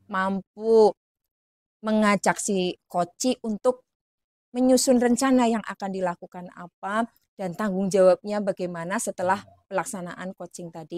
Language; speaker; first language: Indonesian; native; Indonesian